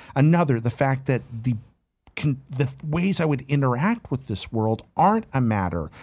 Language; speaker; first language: English; native; English